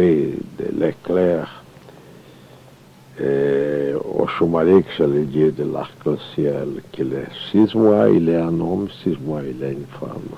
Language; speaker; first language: French; non-native, fluent; Portuguese